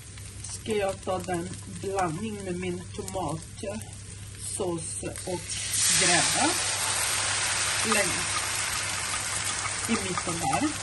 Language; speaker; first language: Swedish; non-native, fluent; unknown